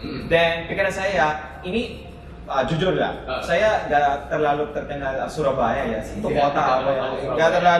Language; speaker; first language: Indonesian; non-native, learner; Filipino